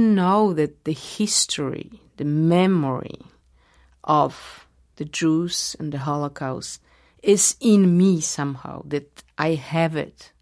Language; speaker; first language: English; non-native, fluent; Polish